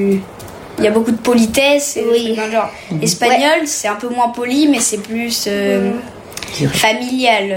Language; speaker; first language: French; early bilingual, heritage; French